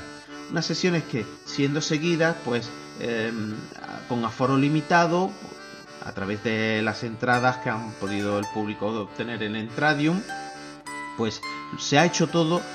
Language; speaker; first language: Spanish; native; Spanish